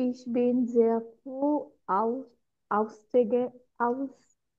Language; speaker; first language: German; non-native, learner; Bangla